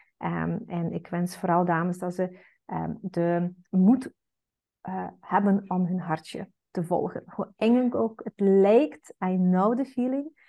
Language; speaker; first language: Dutch; non-native, fluent; Russian